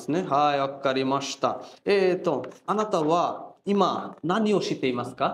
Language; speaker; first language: Japanese; non-native, fluent; Bangla